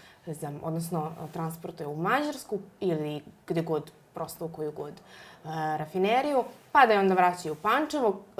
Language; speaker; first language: Serbian; native; Serbian